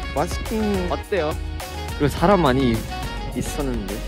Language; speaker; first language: Korean; non-native, learner; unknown